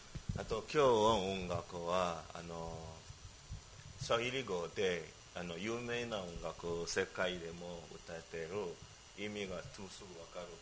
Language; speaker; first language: Japanese; non-native, learner; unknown